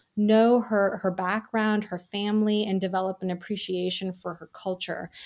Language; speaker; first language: English; early bilingual, other home language; Gujarati